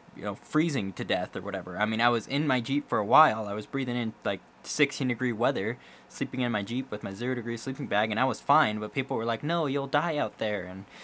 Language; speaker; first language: English; native; English